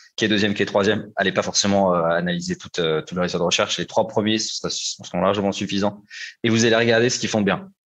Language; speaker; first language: French; native; French